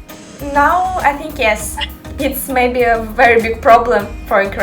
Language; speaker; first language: English; non-native, learner; Ukrainian